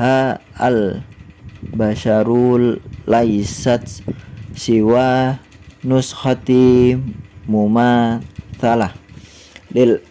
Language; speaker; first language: Arabic; non-native, learner; Indonesian